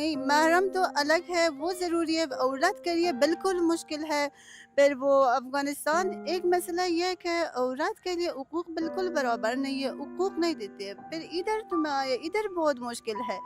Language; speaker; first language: Hindi; non-native, learner; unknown